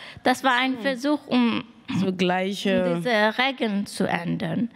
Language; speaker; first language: German; non-native, learner; Persian